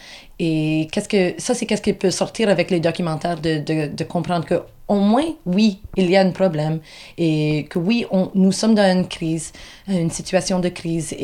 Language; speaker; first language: French; non-native, local second language; English